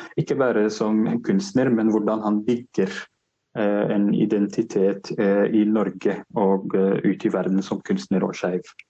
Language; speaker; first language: Norwegian; non-native, fluent; Arabic